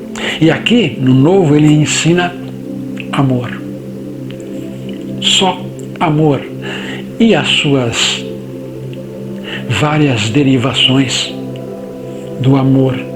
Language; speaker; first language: Portuguese; native; Portuguese